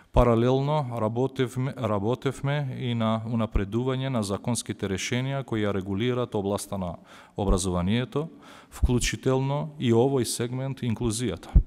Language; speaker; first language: Macedonian; native; Macedonian